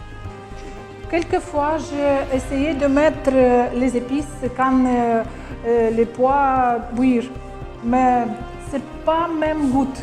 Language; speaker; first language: French; non-native, learner; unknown